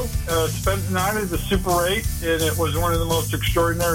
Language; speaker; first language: English; native; English